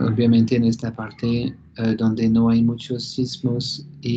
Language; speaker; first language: Spanish; non-native, fluent; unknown